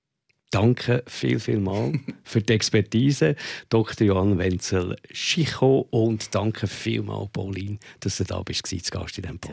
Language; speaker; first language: German; native; German